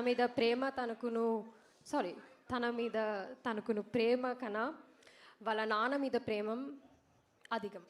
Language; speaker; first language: Telugu; non-native, learner; Malayalam